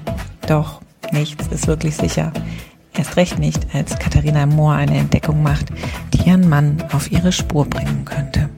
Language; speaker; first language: German; native; German